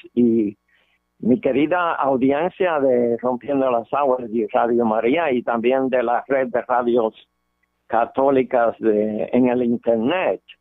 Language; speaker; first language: Spanish; early bilingual, heritage; Spanish